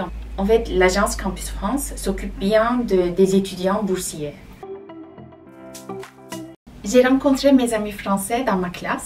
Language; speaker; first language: French; non-native, fluent; Turkish